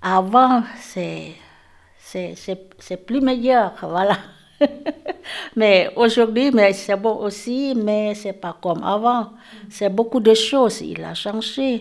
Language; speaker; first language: French; non-native, learner; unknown